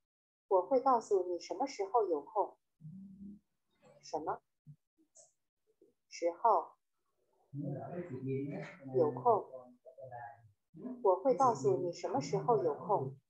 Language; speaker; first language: Chinese; non-native, learner; Vietnamese